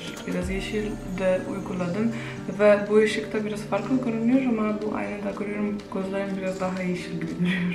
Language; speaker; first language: Turkish; non-native, fluent; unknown